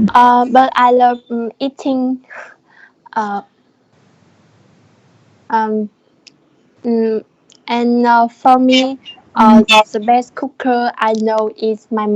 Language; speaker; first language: English; non-native, learner; Vietnamese